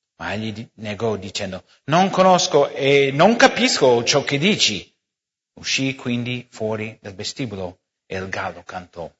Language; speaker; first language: Italian; non-native, fluent; English